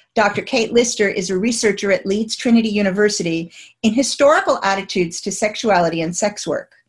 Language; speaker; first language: English; native; English